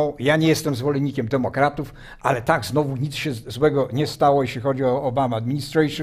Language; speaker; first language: Polish; native; Polish